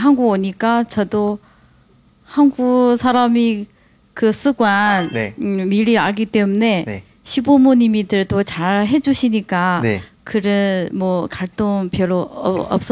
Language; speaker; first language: Korean; non-native, learner; Chinese